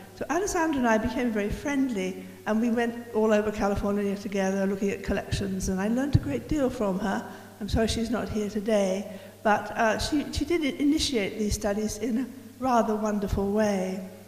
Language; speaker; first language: English; native; English